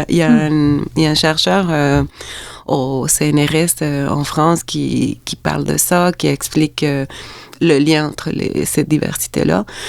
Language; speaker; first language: French; non-native, fluent; Spanish